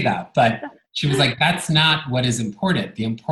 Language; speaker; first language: English; non-native, fluent; Italian